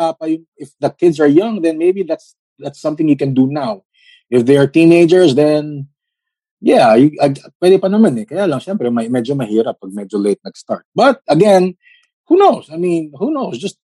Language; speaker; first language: English; non-native, local second language; Filipino